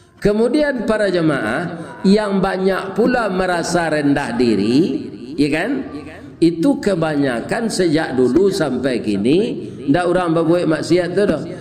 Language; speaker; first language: Malay; non-native, local second language; Minangkabau